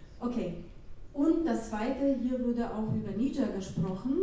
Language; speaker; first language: German; non-native, fluent; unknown